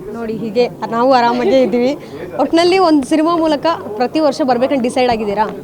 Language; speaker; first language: Kannada; native; Kannada